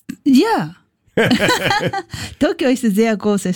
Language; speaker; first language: German; non-native, learner; Japanese